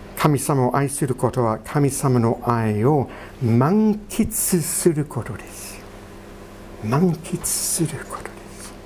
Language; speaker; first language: Japanese; non-native, fluent; English